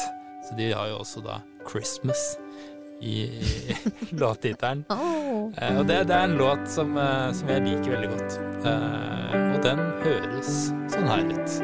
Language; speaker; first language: Norwegian; native; Norwegian